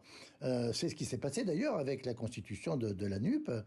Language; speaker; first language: French; native; French